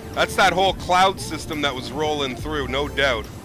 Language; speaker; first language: English; native; English